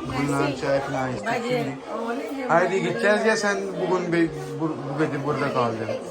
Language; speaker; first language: Turkish; non-native, learner; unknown